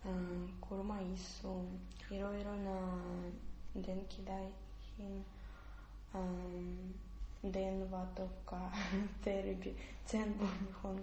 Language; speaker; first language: Japanese; non-native, learner; Russian